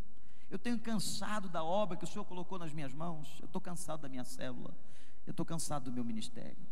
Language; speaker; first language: Portuguese; native; Portuguese